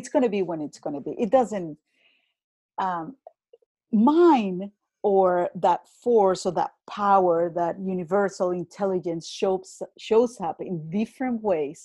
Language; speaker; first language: English; non-native, fluent; Spanish